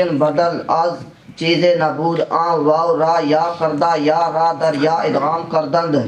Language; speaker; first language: Persian; non-native, learner; Punjabi